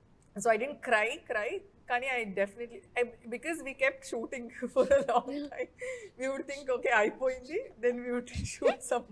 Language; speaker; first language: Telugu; non-native, fluent; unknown